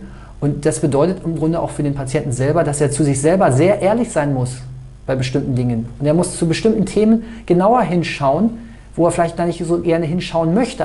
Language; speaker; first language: German; native; German